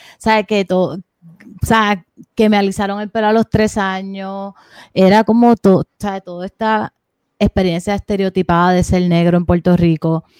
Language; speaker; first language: Spanish; native; Spanish